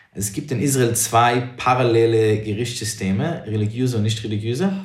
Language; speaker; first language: German; non-native, fluent; English